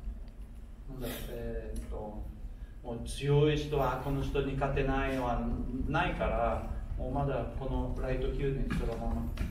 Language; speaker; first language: Japanese; non-native, learner; Portuguese